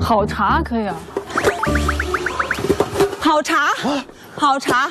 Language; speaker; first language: Chinese; native; Chinese